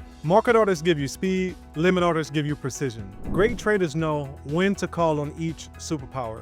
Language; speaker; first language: English; native; English